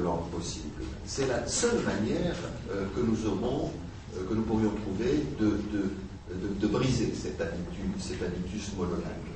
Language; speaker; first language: French; native; French